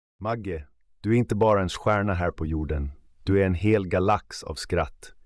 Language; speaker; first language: Swedish; native; Swedish